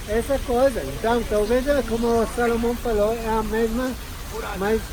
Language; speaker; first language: Portuguese; non-native, learner; Hebrew